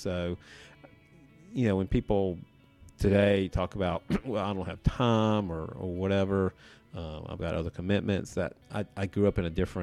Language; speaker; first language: English; native; English